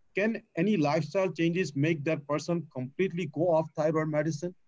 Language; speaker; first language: English; non-native, local second language; Gujarati